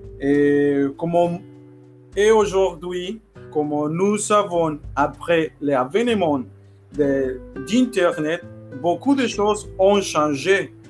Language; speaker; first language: French; non-native, learner; Spanish